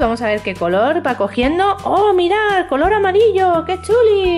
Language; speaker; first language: Spanish; native; Spanish